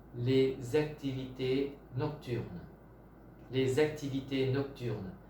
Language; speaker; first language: French; non-native, fluent; Vietnamese